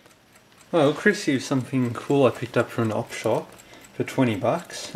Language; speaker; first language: English; native; English